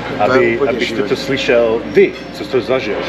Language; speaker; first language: Czech; non-native, fluent; English